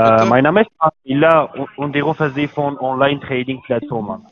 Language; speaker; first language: German; non-native, learner; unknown